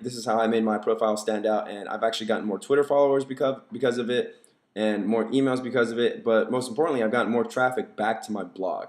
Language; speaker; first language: English; native; English